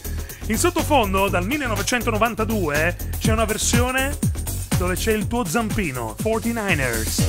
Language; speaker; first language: Italian; native; Italian